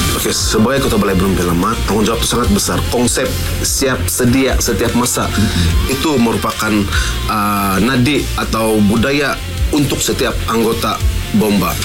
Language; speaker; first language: Malay; non-native, local second language; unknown